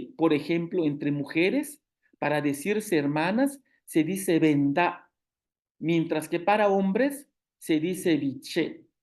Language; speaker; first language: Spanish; non-native, local second language; Zapotec